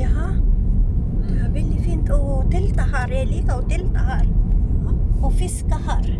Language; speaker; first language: Norwegian; non-native, learner; Filipino